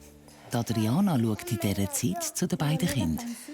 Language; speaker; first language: German; native; German